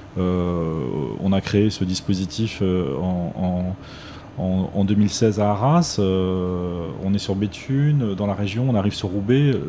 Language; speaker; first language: French; native; French